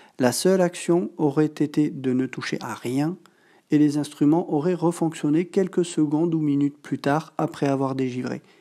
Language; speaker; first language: French; native; French